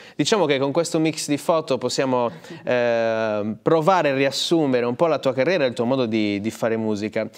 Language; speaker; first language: Italian; native; Italian